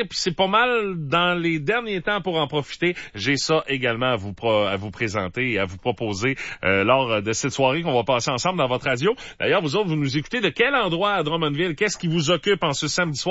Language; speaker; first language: French; native; French